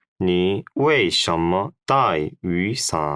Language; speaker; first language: Chinese; non-native, learner; Korean